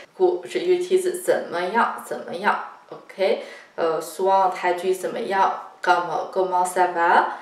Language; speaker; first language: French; non-native, fluent; Chinese